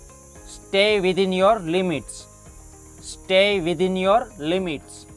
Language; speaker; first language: English; non-native, fluent; Hindi